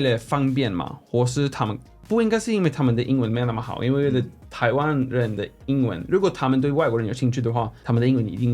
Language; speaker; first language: Chinese; non-native, fluent; Swedish